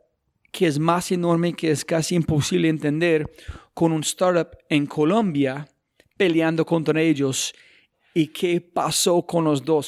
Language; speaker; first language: Spanish; non-native, fluent; English